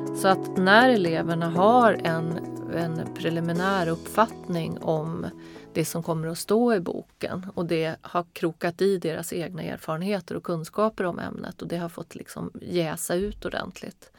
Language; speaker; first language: Swedish; native; Swedish